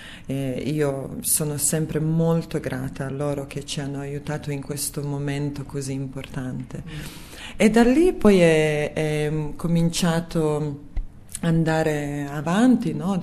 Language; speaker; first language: Italian; non-native, fluent; Serbian